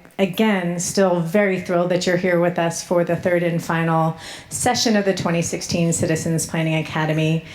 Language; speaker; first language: English; native; English